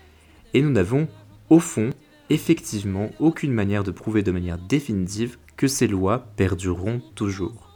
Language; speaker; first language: French; native; French